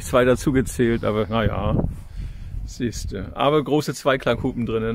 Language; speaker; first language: German; native; German